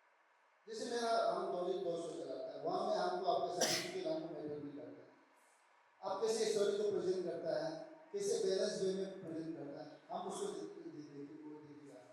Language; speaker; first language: Hindi; non-native, local second language; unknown